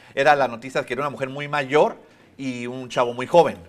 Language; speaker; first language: Spanish; early bilingual, heritage; Spanish